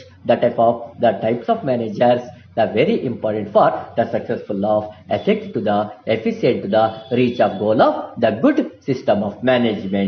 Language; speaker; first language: English; non-native, local second language; Kannada